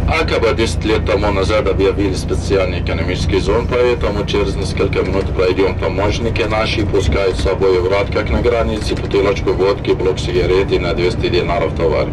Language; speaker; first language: Russian; non-native, fluent; Arabic